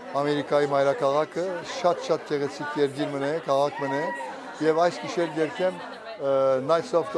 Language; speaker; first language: Armenian; early bilingual, heritage; Armenian